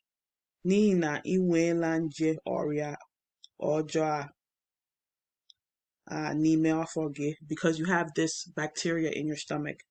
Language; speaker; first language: Igbo; non-native, learner; English